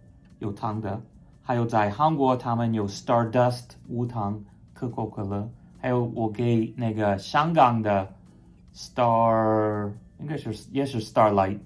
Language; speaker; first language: Chinese; non-native, fluent; English